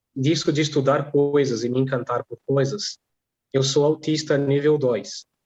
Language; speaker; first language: Portuguese; non-native, fluent; Polish